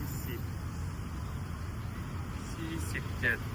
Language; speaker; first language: Thai; non-native, learner; Japanese